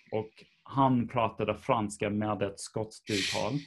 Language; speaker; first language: Swedish; non-native, fluent; English